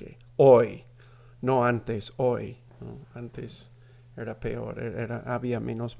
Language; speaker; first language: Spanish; non-native, fluent; English